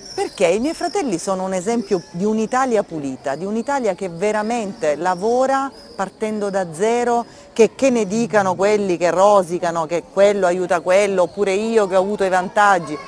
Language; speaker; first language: Italian; native; Italian